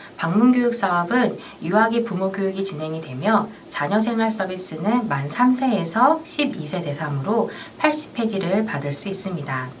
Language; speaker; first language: Korean; native; Korean